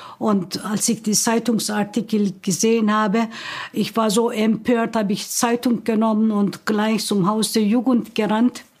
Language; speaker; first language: German; non-native, fluent; Turkish